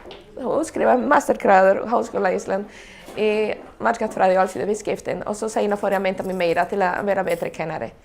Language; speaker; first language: Icelandic; non-native, fluent; Spanish